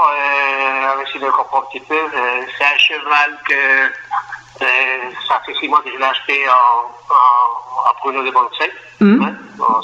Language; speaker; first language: French; non-native, fluent; Spanish